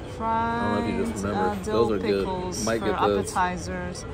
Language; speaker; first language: English; non-native, fluent; Portuguese